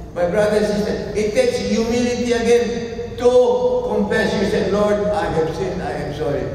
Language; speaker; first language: English; non-native, local second language; Filipino